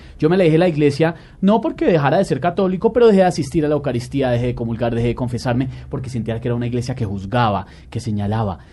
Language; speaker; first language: Spanish; native; Spanish